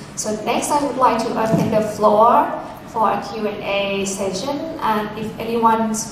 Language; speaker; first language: English; non-native, fluent; Thai